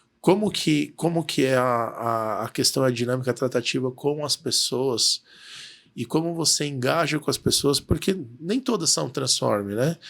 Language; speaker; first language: Portuguese; native; Portuguese